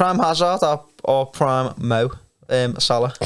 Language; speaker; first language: English; native; English